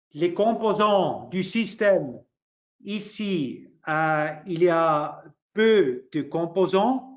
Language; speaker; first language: French; non-native, local second language; German